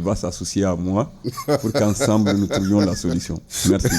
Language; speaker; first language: French; non-native, local second language; Bambara